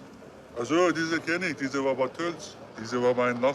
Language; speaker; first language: German; non-native, learner; Turkish